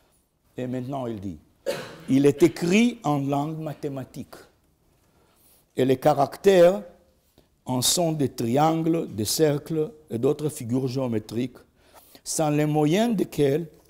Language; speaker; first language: French; non-native, learner; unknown